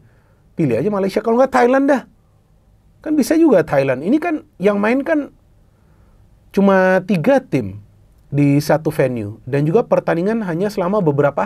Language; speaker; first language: Indonesian; native; Indonesian